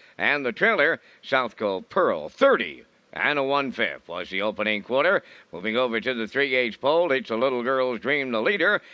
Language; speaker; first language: English; native; English